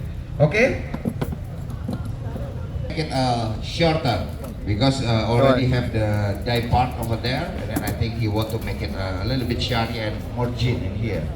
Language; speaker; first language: English; non-native, learner; Indonesian